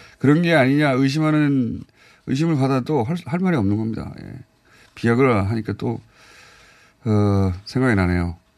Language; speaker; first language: Korean; native; Korean